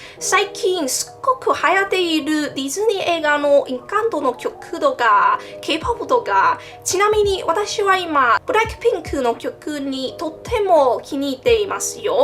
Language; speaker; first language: Japanese; non-native, learner; Min Nan Chinese